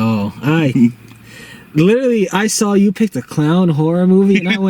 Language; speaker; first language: English; native; English